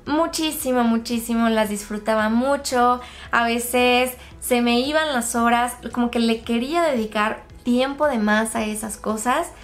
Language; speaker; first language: Spanish; native; Spanish